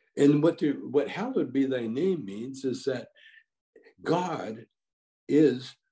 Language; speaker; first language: English; native; English